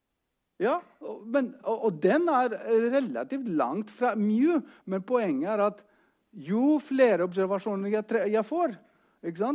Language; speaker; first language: Norwegian; non-native, fluent; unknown